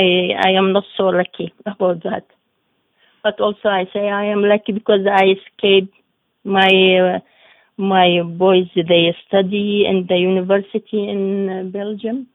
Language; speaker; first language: English; non-native, learner; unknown